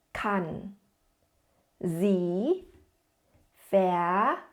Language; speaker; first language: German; non-native, fluent; Thai